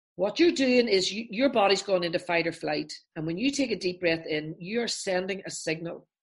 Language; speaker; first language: English; native; English